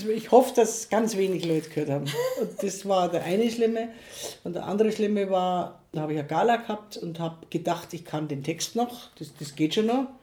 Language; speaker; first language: German; native; German